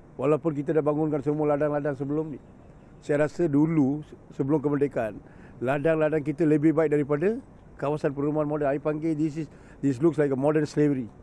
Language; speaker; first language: Malay; non-native, local second language; Tamil